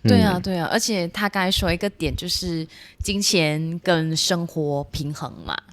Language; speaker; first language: Chinese; non-native, local second language; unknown